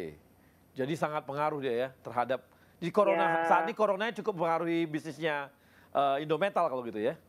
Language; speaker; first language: Indonesian; native; Indonesian